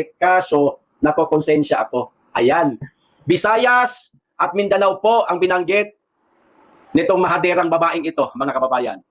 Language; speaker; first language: Filipino; non-native, local second language; Cebuano